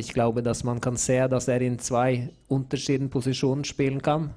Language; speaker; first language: German; non-native, learner; Norwegian